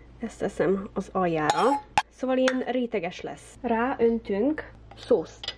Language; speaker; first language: Hungarian; early bilingual, heritage; Hungarian